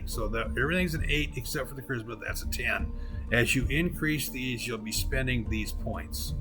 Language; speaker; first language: English; native; English